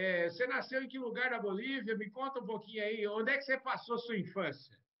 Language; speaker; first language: Portuguese; native; Portuguese